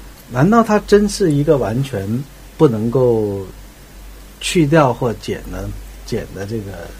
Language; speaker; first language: Chinese; native; Chinese